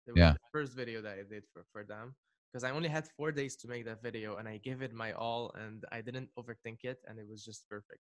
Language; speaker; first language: English; non-native, fluent; Arabic